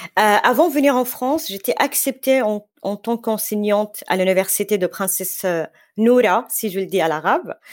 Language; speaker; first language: French; non-native, fluent; Arabic